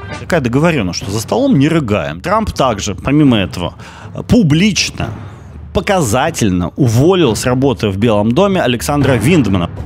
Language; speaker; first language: Russian; native; Russian